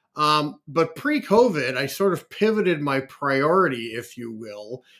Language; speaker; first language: English; native; English